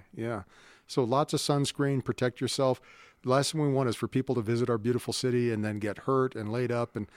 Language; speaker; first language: English; native; English